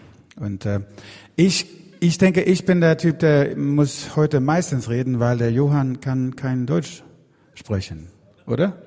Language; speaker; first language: German; non-native, learner; Swedish